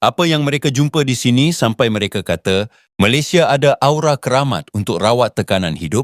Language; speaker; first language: Malay; native; Malay